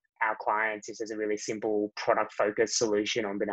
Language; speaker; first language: English; native; English